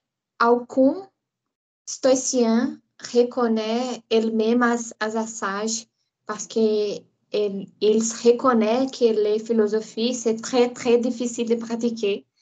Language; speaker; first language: French; non-native, learner; Portuguese